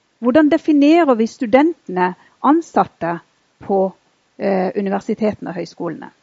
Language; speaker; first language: Norwegian; early bilingual, other home language; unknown